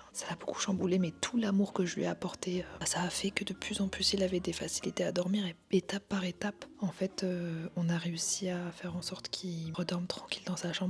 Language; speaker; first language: French; native; French